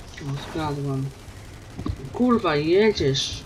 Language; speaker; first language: Polish; native; Polish